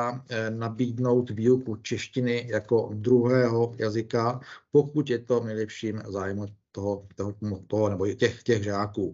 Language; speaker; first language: Czech; native; Czech